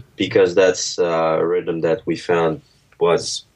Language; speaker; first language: English; early bilingual, other home language; Russian